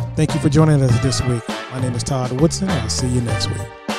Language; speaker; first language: English; native; English